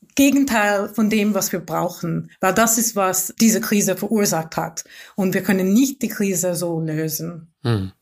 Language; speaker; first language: German; non-native, fluent; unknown